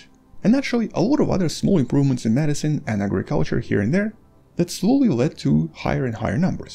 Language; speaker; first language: English; non-native, fluent; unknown